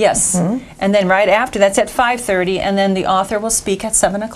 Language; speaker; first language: English; native; English